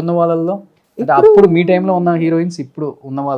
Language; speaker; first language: Telugu; native; Telugu